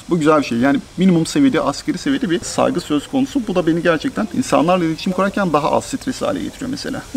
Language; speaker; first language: Turkish; native; Turkish